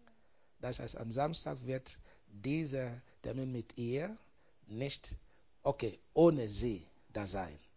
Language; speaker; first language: German; non-native, learner; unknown